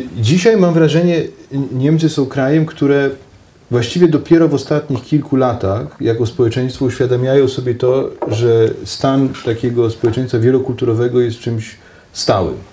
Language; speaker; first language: Polish; native; Polish